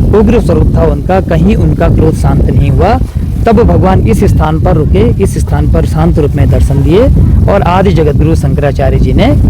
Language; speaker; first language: Hindi; native; Hindi